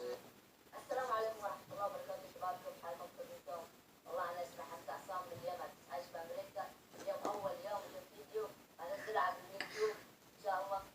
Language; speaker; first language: Arabic; early bilingual, other home language; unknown